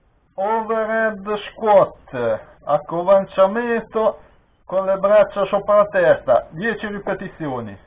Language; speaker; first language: Italian; native; Italian